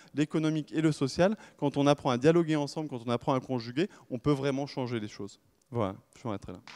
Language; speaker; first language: French; native; French